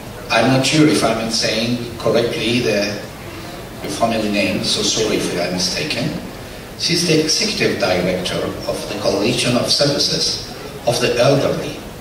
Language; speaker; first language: English; non-native, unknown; Spanish